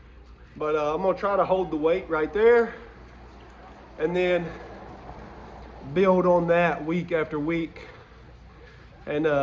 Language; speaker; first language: English; native; English